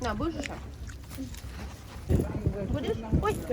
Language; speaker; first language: Russian; native; Russian